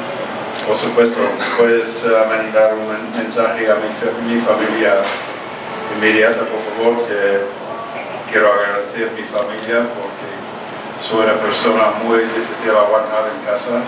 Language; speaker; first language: Spanish; non-native, fluent; English